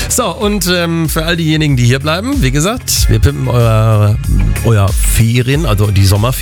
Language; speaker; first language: German; native; German